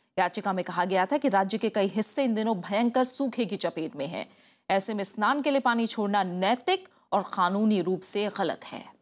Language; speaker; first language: Hindi; native; Hindi